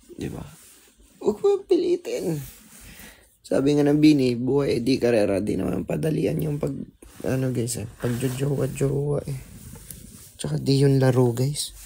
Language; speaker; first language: Filipino; non-native, local second language; Hiligaynon